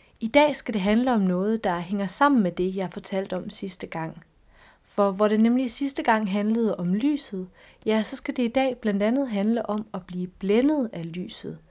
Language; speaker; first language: Danish; native; Danish